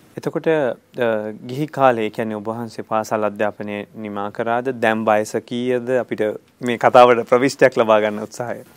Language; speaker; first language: Sinhala; native; Sinhala